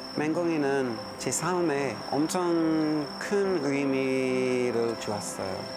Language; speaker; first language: Korean; non-native, fluent; English